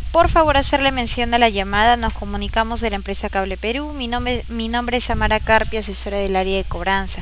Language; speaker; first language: Spanish; native; Spanish